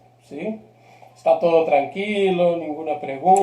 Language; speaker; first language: Spanish; non-native, fluent; Portuguese